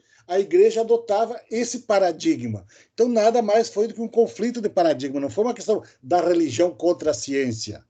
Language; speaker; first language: Portuguese; native; Portuguese